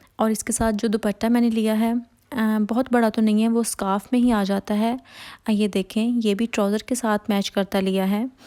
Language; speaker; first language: Hindi; non-native, local second language; Punjabi